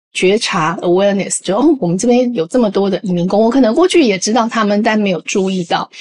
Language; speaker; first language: Chinese; native; Chinese